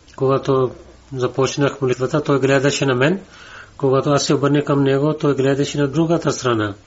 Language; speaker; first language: Bulgarian; non-native, learner; Urdu